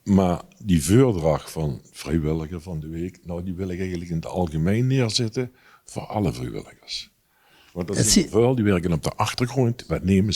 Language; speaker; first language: Dutch; native; Dutch